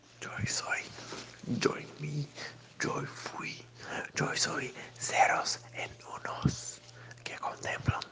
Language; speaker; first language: Spanish; non-native, learner; Portuguese